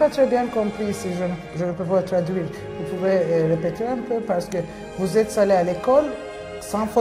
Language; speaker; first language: French; non-native, fluent; Turkish